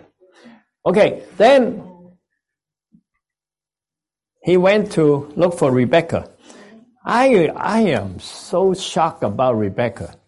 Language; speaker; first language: English; non-native, local second language; Cantonese